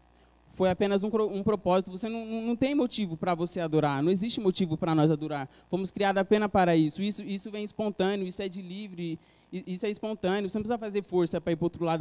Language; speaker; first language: Portuguese; native; Portuguese